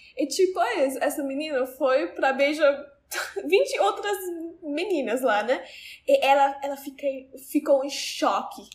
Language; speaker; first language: Portuguese; non-native, learner; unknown